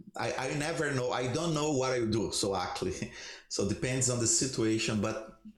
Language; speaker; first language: English; non-native, learner; Portuguese